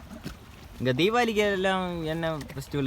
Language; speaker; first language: Tamil; non-native, learner; Malayalam